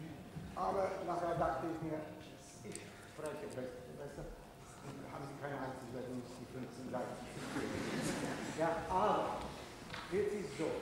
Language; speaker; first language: German; non-native, fluent; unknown